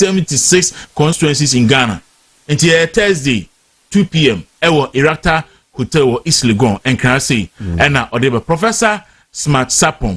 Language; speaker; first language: English; non-native, local second language; Akan